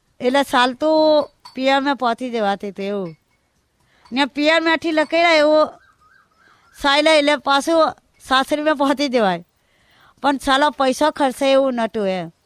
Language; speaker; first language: Gujarati; non-native, local second language; Bhili